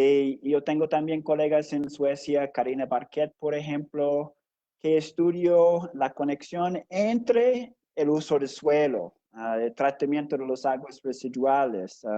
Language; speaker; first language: Spanish; non-native, fluent; English